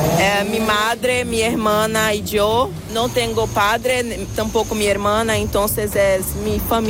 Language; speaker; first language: Spanish; non-native, fluent; Portuguese